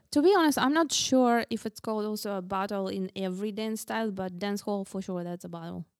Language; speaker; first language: English; non-native, fluent; Russian